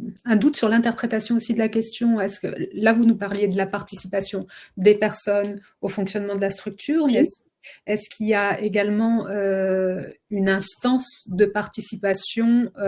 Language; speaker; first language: French; native; French